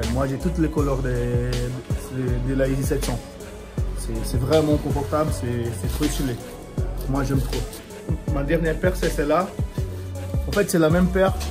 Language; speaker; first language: French; non-native, fluent; Portuguese